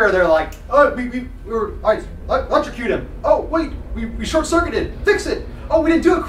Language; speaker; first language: English; native; English